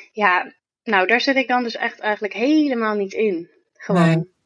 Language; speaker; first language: Dutch; native; Dutch